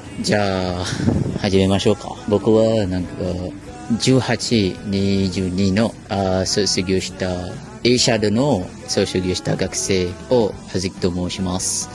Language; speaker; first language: Japanese; non-native, learner; Malay